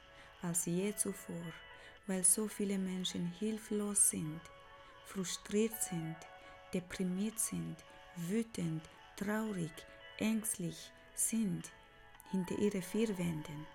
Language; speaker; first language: German; non-native, fluent; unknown